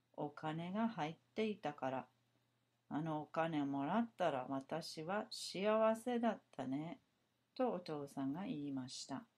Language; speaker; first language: Japanese; non-native, learner; English